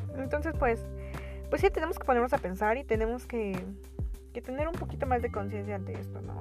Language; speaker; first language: Spanish; native; Spanish